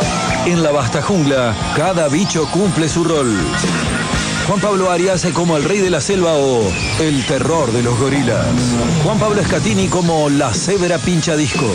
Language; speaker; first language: Spanish; native; Spanish